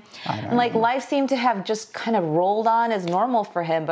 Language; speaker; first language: English; early bilingual, other home language; Korean